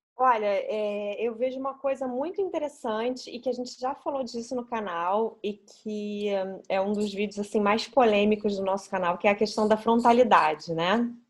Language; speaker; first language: Portuguese; native; Portuguese